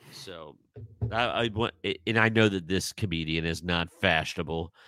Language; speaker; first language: English; native; English